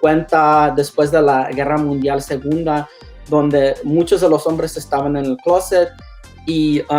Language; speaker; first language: Spanish; early bilingual, heritage; Spanish